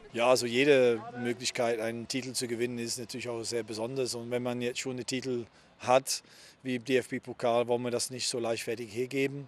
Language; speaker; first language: German; non-native, fluent; English